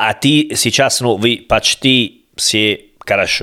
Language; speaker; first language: Russian; non-native, learner; Italian